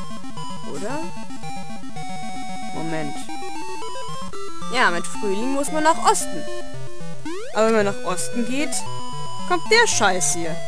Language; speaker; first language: German; native; German